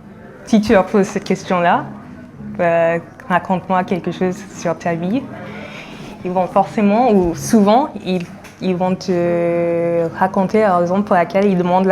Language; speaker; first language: French; non-native, fluent; English